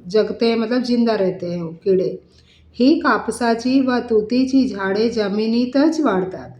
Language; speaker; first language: Hindi; non-native, local second language; Marathi